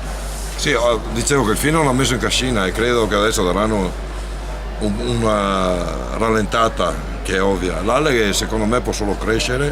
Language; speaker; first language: Italian; native; Italian